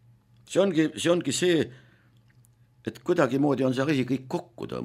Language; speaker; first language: Estonian; native; Estonian